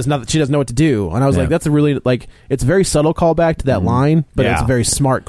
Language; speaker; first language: English; native; English